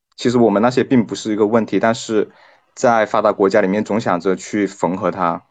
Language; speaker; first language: Chinese; non-native, local second language; Cantonese